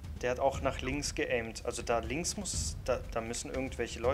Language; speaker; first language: German; native; German